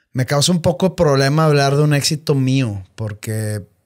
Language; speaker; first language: Spanish; native; Spanish